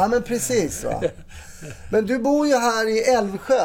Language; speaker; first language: Swedish; native; Swedish